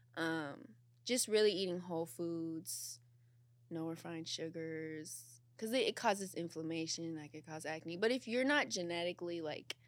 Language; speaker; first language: English; native; English